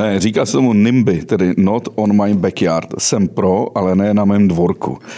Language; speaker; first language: Czech; native; Czech